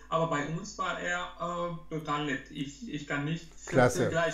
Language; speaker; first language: German; non-native, learner; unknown